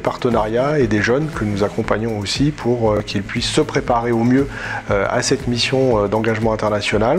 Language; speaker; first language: French; native; French